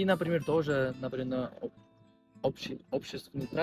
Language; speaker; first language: Russian; non-native, learner; Spanish